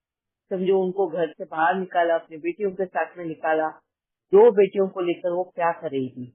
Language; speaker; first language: Hindi; native; Hindi